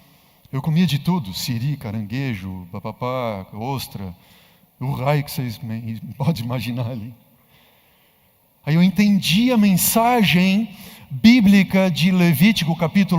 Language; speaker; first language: Portuguese; native; Portuguese